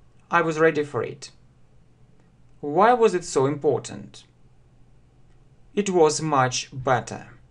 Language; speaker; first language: English; non-native, fluent; Russian